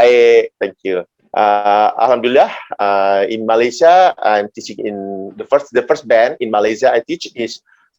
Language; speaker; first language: English; non-native, learner; Indonesian